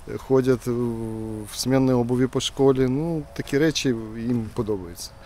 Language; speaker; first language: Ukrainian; non-native, local second language; Russian